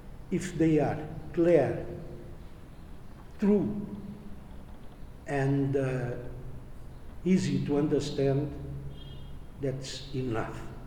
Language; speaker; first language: English; non-native, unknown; Portuguese